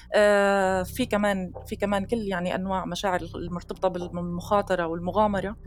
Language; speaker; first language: Arabic; native; Arabic